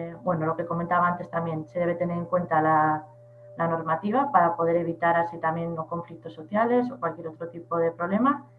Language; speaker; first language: Spanish; native; Spanish